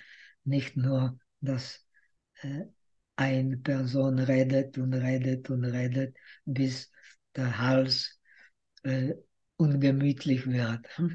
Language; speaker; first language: German; non-native, fluent; Czech